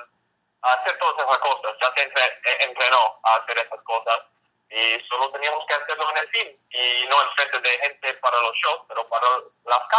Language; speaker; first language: Spanish; non-native, fluent; English